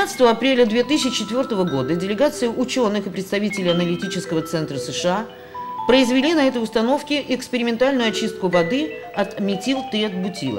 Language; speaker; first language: Russian; native; Russian